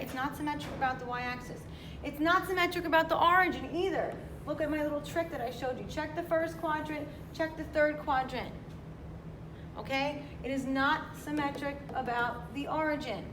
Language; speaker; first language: English; native; English